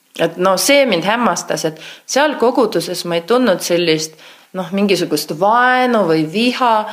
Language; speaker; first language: Estonian; non-native, local second language; Russian